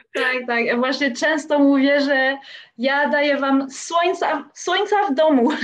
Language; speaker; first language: Polish; non-native, fluent; French